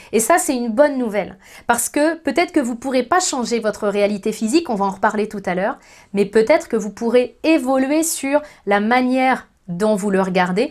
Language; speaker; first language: French; native; French